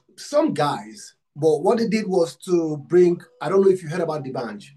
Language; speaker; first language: English; non-native, local second language; Yoruba